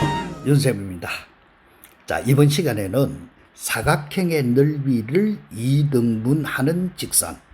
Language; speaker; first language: Korean; native; Korean